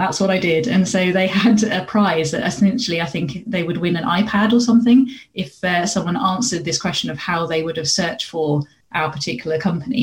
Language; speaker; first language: English; native; English